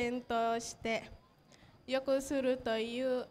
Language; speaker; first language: Japanese; non-native, learner; Indonesian